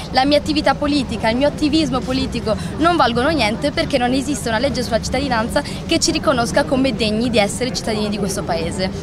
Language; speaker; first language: Italian; early bilingual, other home language; Arabic